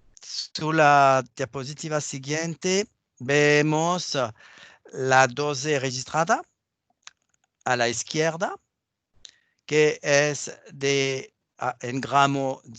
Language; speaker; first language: Spanish; non-native, fluent; French